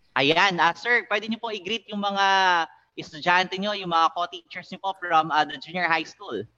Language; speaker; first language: Filipino; native; Filipino